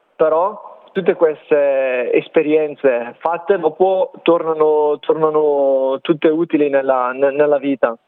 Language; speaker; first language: Italian; native; Italian